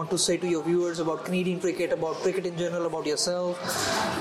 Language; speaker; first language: English; non-native, local second language; Punjabi